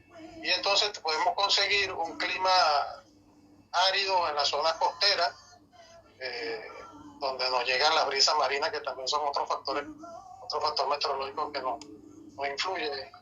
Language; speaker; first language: Spanish; native; Spanish